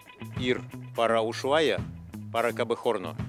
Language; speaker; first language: Spanish; non-native, learner; Russian